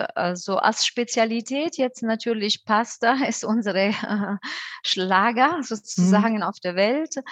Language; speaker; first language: German; non-native, fluent; Italian